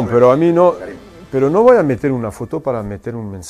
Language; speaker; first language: Spanish; non-native, fluent; French